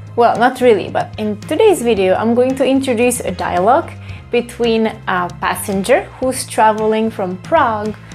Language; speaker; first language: English; non-native, fluent; Czech